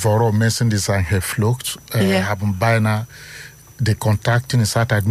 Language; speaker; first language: Dutch; non-native, fluent; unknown